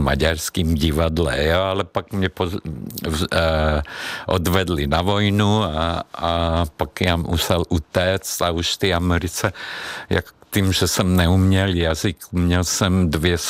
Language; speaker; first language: Czech; non-native, fluent; Hungarian